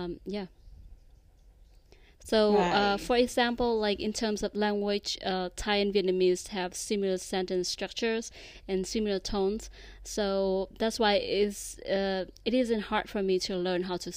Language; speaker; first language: English; non-native, fluent; Vietnamese